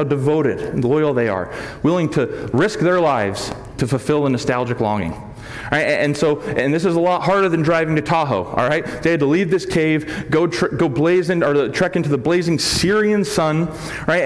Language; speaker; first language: English; native; English